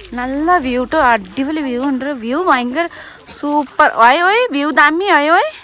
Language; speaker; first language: Malayalam; non-native, learner; Nepali